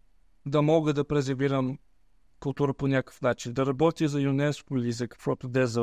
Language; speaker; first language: Bulgarian; early bilingual, heritage; Bulgarian